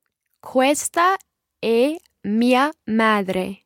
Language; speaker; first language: Italian; non-native, learner; English